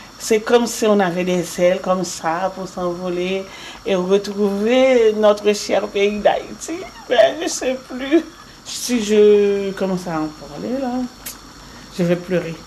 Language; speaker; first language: French; non-native, local second language; Haitian Creole